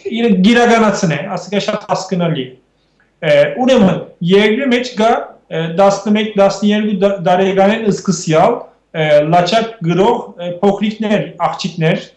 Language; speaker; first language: Armenian; native; Armenian